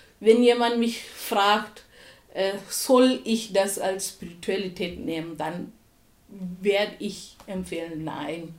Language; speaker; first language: German; non-native, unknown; Tamil